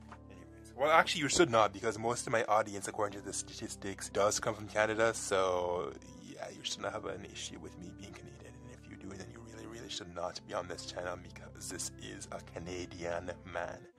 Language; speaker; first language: English; native; English